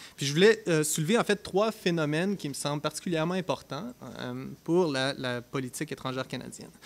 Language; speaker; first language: French; native; French